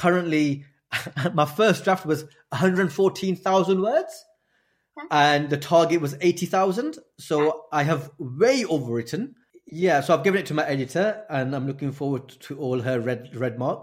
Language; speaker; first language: English; native; English